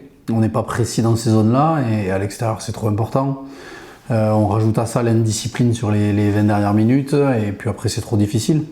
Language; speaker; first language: French; native; French